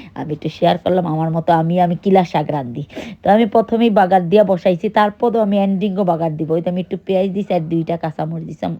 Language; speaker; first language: Bangla; native; Bangla